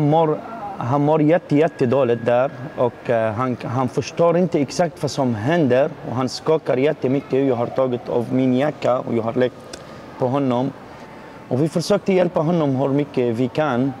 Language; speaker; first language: Swedish; non-native, learner; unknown